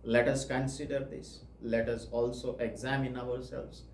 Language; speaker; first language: English; non-native, local second language; Telugu